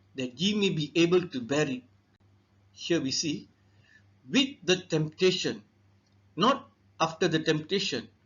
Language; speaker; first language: English; non-native, local second language; Tamil